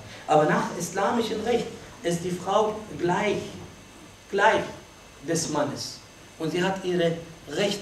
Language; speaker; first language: German; non-native, fluent; Arabic